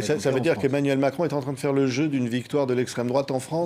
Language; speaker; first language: French; native; French